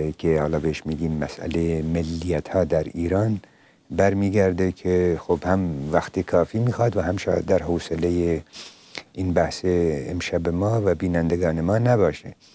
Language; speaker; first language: Persian; non-native, local second language; Central Kurdish